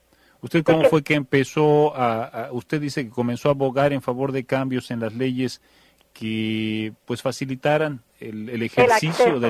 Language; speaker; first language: Spanish; native; Spanish